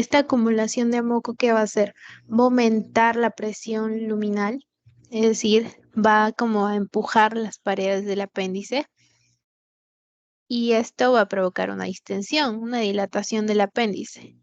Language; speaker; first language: Spanish; native; Spanish